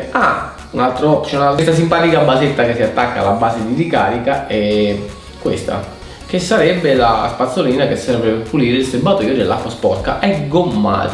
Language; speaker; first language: Italian; native; Italian